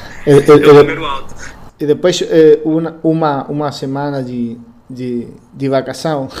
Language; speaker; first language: Portuguese; non-native, learner; Spanish